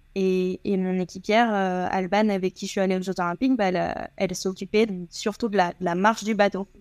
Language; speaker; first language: French; native; French